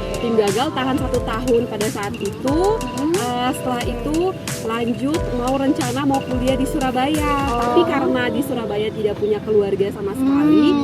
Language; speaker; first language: Indonesian; native; Indonesian